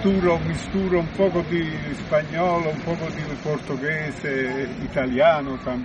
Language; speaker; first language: Spanish; non-native, learner; Italian